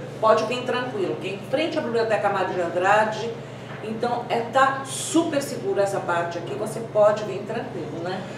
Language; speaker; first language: Portuguese; native; Portuguese